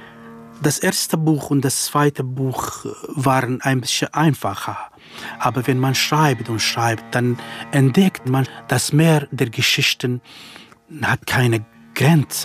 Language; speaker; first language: German; non-native, fluent; Kurdish